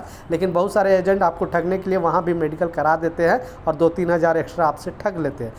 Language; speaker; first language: Hindi; native; Hindi